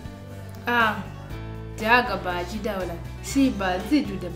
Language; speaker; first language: Chinese; non-native, fluent; Shona